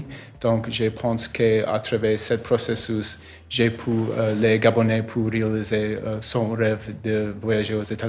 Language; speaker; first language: French; non-native, learner; English